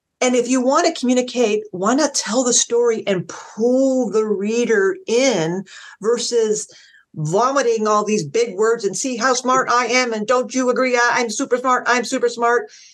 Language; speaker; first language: English; native; English